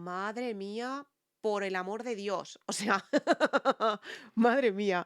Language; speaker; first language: Spanish; native; Spanish